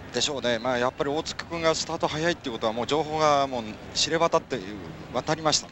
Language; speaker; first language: Japanese; native; Japanese